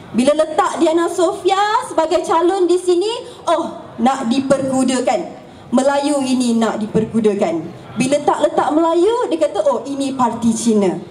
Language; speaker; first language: Malay; native; Malay